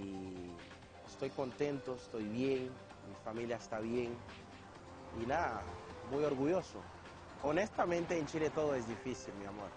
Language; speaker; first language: Spanish; non-native, fluent; Haitian Creole